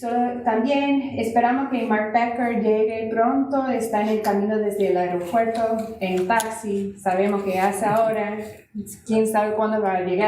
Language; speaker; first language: Spanish; non-native, fluent; English